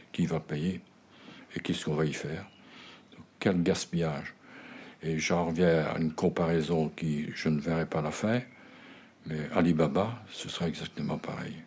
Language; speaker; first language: French; native; French